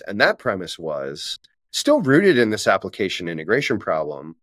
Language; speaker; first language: English; native; English